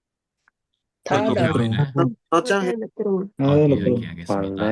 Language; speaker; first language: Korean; non-native, fluent; Khmer